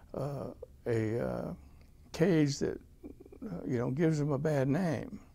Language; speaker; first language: English; native; English